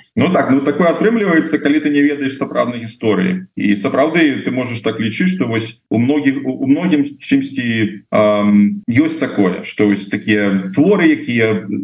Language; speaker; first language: Belarusian; non-native, local second language; Russian